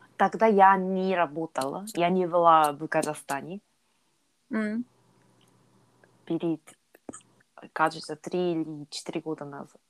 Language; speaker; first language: Russian; non-native, learner; Korean